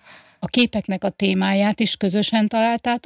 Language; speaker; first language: Hungarian; native; Hungarian